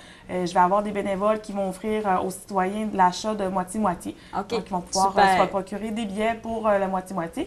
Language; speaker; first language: French; native; French